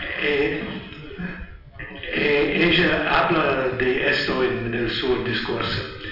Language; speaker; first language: Italian; non-native, learner; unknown